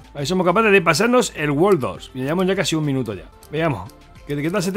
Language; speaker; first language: Spanish; native; Spanish